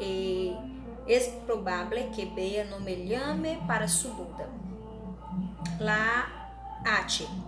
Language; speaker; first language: Spanish; non-native, learner; Portuguese